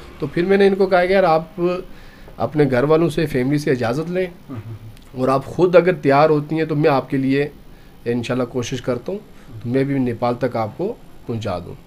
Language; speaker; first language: Urdu; native; Urdu